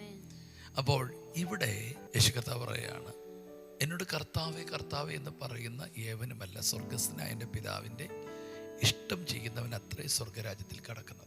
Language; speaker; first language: Malayalam; native; Malayalam